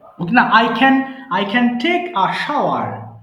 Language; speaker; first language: English; non-native, fluent; Bangla